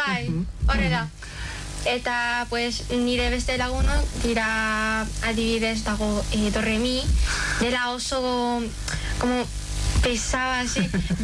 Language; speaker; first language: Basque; non-native, local second language; Spanish